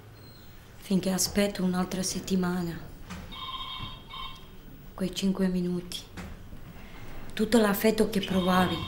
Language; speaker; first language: Italian; non-native, fluent; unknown